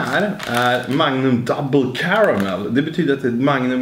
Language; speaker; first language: Swedish; native; Swedish